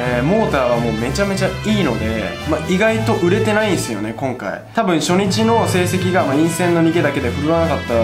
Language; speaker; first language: Japanese; native; Japanese